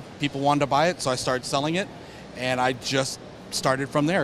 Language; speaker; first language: English; native; English